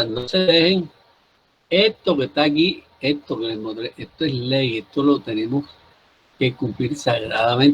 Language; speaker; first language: Spanish; native; Spanish